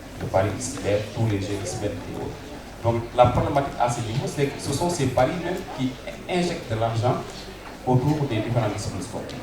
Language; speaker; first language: French; non-native, local second language; Wolof